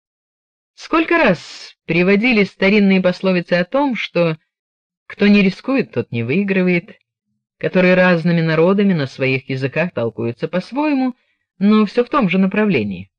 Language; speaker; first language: Russian; native; Russian